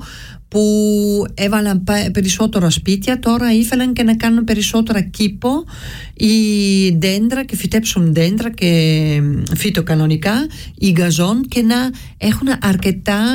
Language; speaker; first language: Greek; early bilingual, heritage; Greek